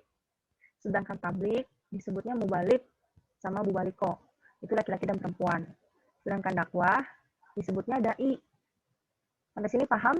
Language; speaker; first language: Indonesian; native; Indonesian